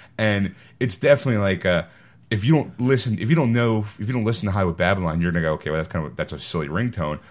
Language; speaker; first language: English; native; English